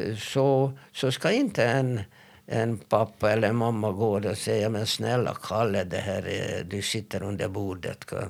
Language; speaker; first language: Swedish; non-native, fluent; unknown